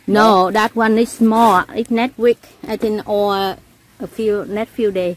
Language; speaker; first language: English; non-native, learner; Vietnamese